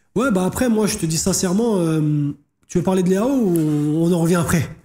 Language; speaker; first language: French; native; French